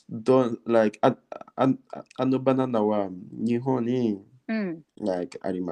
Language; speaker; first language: Japanese; non-native, learner; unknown